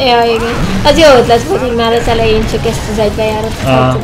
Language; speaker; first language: Hungarian; native; Hungarian